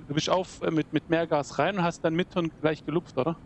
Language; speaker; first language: German; native; German